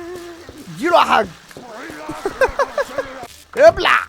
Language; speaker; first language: Arabic; native; Arabic